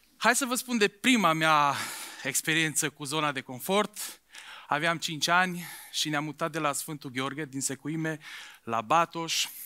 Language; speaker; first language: Romanian; non-native, local second language; Hungarian